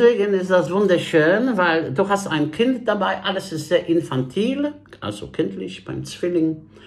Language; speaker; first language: German; non-native, fluent; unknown